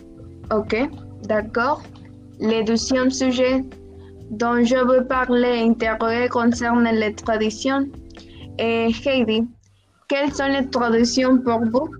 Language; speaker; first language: French; non-native, learner; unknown